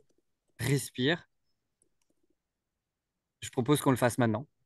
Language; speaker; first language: French; native; French